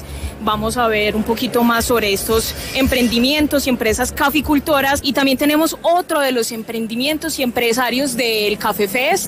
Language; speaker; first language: Spanish; native; Spanish